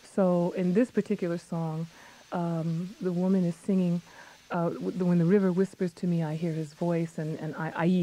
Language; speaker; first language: English; native; English